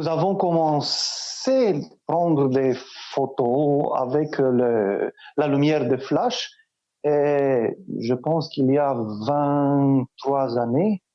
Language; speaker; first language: French; non-native, fluent; Romanian